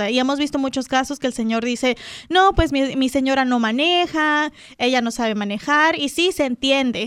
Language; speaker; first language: Spanish; native; Spanish